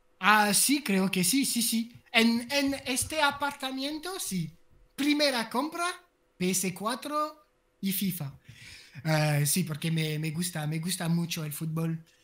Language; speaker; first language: Spanish; non-native, learner; French